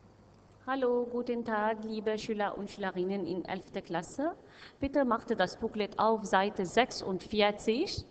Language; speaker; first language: German; non-native, fluent; Arabic